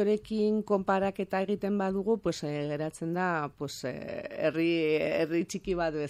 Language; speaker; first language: Basque; non-native, local second language; Spanish